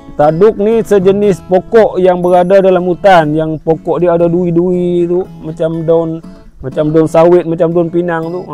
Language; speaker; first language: Malay; non-native, local second language; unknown